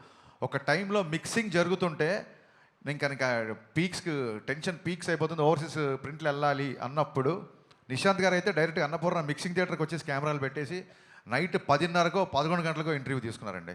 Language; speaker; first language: Telugu; native; Telugu